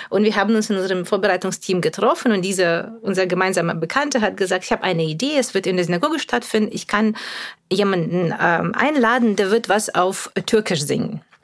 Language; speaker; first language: German; non-native, fluent; Russian